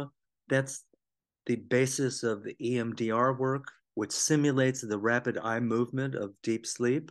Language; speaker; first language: English; native; English